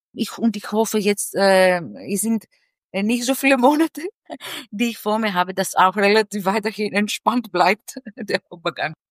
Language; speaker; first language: German; non-native, fluent; Greek